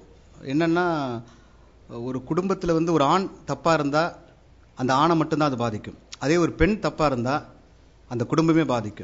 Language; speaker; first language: Tamil; native; Tamil